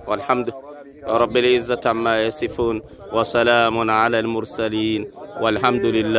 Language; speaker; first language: Arabic; non-native, fluent; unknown